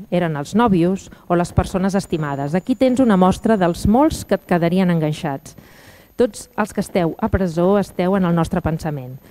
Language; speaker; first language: Catalan; native; Catalan